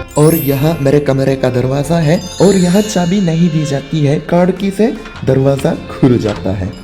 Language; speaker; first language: Hindi; non-native, fluent; Japanese